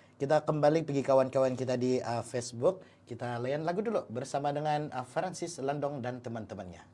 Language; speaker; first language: Malay; native; Malay